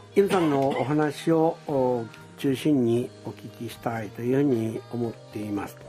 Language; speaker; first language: Japanese; native; Japanese